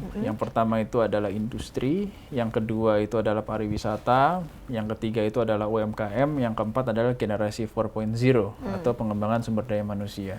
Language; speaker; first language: Indonesian; native; Indonesian